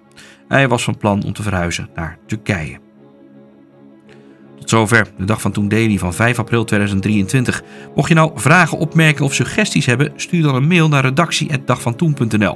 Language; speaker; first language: Dutch; native; Dutch